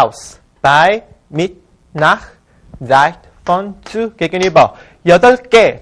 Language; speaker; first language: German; non-native, fluent; Korean